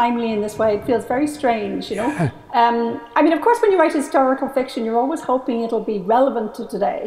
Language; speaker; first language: English; native; English